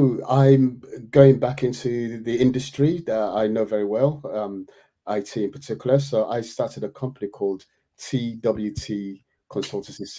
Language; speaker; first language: English; native; English